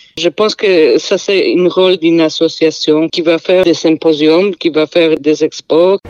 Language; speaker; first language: French; non-native, fluent; Polish